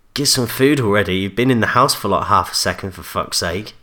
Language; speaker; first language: English; native; English